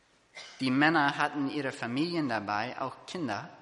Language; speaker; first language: German; non-native, fluent; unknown